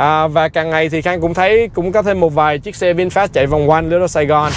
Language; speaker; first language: Vietnamese; early bilingual, heritage; Vietnamese